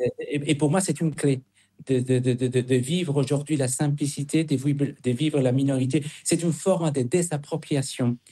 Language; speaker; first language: French; non-native, fluent; Spanish